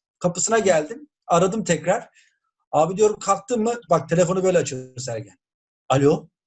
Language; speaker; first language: Turkish; native; Turkish